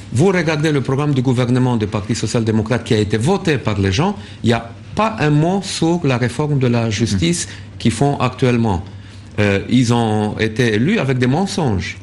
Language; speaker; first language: French; non-native, fluent; Romanian